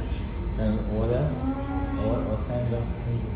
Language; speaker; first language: English; non-native, fluent; Russian